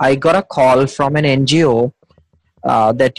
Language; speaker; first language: English; non-native, local second language; Hindi